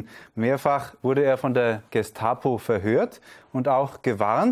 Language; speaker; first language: German; native; German